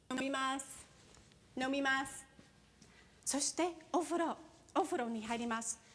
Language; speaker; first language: Japanese; non-native, fluent; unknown